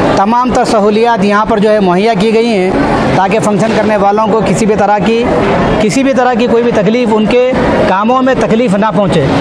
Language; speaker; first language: Urdu; native; Urdu